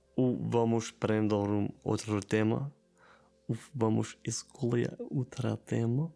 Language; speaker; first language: Portuguese; non-native, learner; German